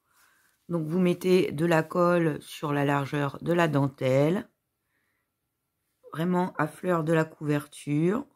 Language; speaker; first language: French; native; French